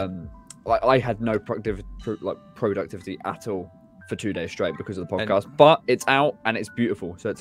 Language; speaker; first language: English; native; English